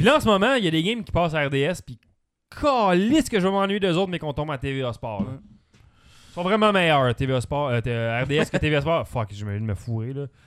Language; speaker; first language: French; native; French